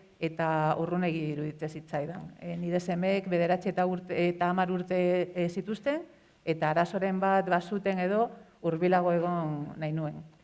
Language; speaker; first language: Basque; non-native, local second language; Spanish